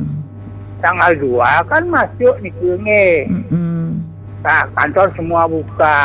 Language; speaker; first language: Indonesian; non-native, local second language; Balinese